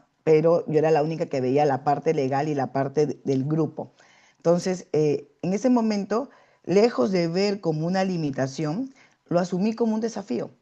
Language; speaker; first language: Spanish; native; Spanish